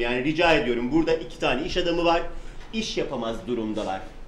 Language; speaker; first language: Turkish; native; Turkish